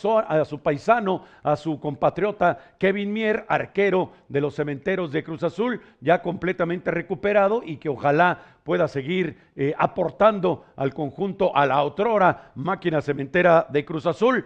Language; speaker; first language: Spanish; native; Spanish